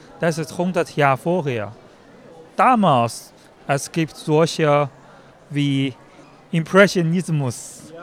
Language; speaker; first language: German; non-native, learner; Chinese